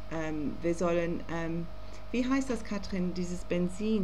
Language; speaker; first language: German; non-native, learner; English